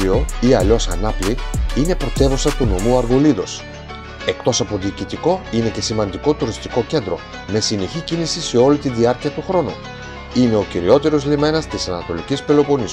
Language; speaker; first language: Greek; native; Greek